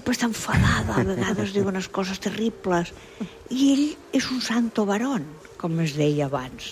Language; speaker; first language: Catalan; non-native, local second language; Spanish